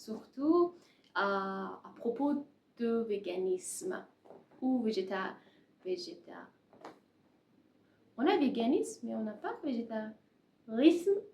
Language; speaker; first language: French; non-native, learner; Persian